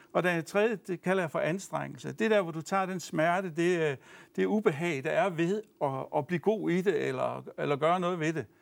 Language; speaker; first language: Danish; native; Danish